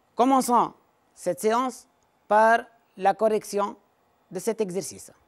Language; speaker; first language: French; non-native, local second language; Arabic